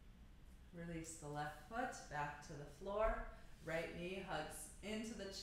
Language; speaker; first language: English; native; English